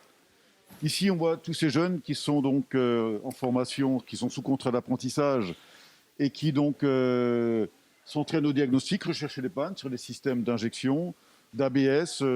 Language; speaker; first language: French; native; French